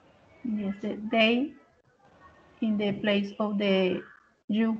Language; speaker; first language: English; non-native, learner; Spanish